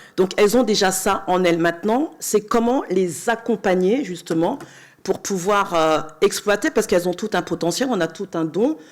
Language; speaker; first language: French; native; French